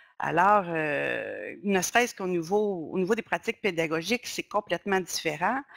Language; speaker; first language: French; native; French